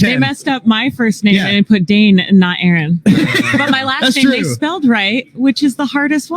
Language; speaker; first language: English; native; English